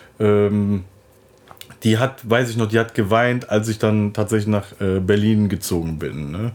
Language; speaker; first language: German; early bilingual, other home language; Turkish